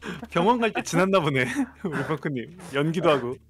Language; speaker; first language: Korean; native; Korean